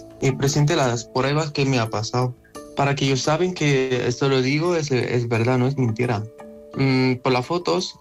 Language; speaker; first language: Spanish; non-native, learner; Arabic